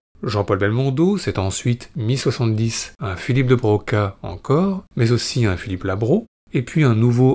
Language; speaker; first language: French; native; French